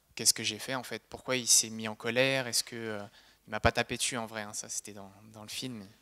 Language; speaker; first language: French; native; French